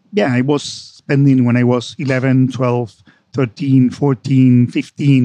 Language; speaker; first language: English; non-native, fluent; Spanish